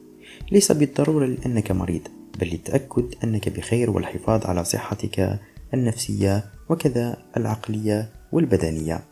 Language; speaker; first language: Arabic; native; Arabic